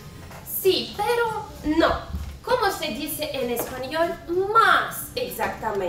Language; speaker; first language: Spanish; non-native, learner; Russian